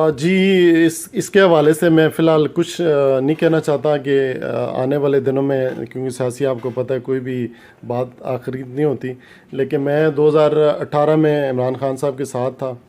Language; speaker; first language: Urdu; non-native, local second language; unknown